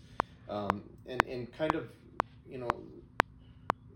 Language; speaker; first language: English; native; English